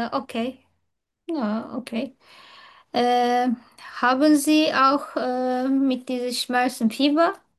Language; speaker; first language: German; non-native, learner; Turkish